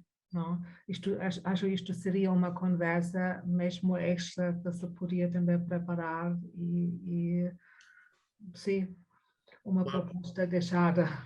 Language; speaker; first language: Portuguese; non-native, fluent; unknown